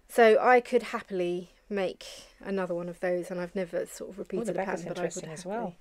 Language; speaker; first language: English; native; English